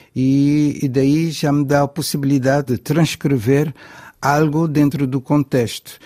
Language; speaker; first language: Portuguese; non-native, local second language; Kabuverdianu